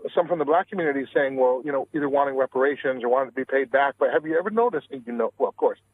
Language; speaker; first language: English; native; English